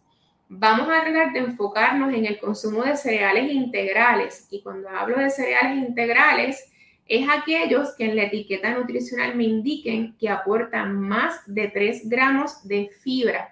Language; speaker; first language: Spanish; native; Spanish